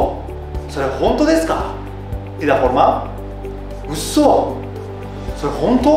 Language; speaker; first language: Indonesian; non-native, fluent; Japanese